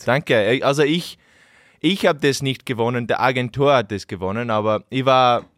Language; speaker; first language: German; non-native, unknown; English